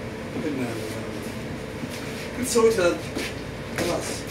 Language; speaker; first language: Arabic; non-native, learner; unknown